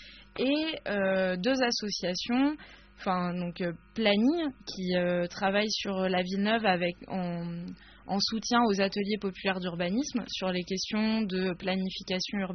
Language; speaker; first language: French; native; French